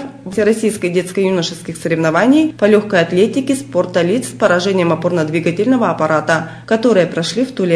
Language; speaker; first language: Russian; native; Russian